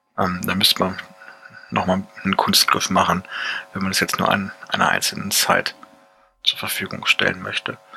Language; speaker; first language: German; native; German